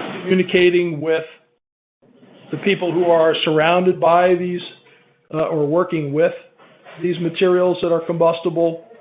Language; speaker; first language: English; native; English